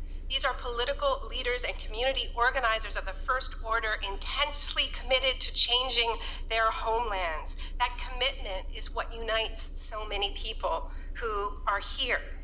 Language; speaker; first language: English; native; English